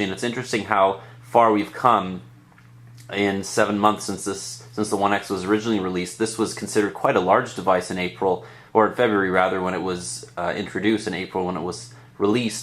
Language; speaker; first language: English; native; English